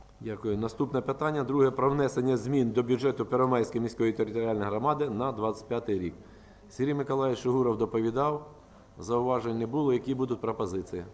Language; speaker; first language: Ukrainian; native; Ukrainian